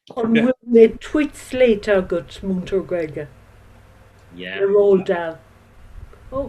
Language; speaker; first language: Irish; non-native, local second language; English